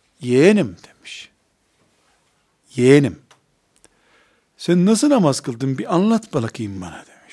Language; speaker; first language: Turkish; native; Turkish